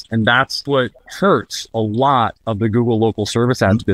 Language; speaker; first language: English; native; English